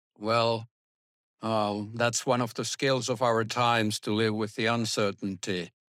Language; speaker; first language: English; non-native, fluent; Finnish